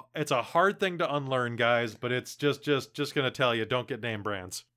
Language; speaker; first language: English; native; English